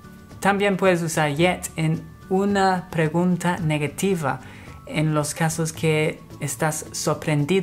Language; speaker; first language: Spanish; non-native, fluent; English